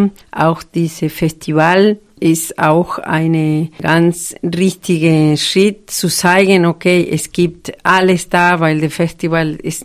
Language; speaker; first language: German; non-native, fluent; Spanish